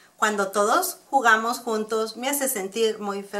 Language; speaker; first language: Spanish; early bilingual, heritage; Spanish